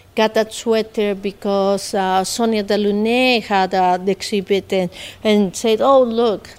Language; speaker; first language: English; non-native, fluent; Spanish